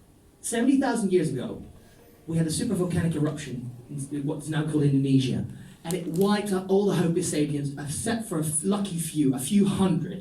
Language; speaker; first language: English; non-native, fluent; Dutch